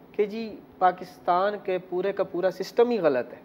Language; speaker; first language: Urdu; native; Urdu